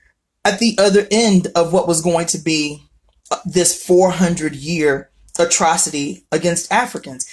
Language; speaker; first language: English; native; English